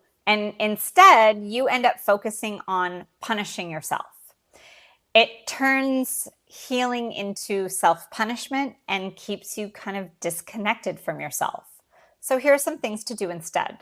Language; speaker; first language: English; native; English